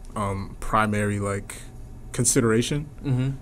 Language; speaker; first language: English; native; English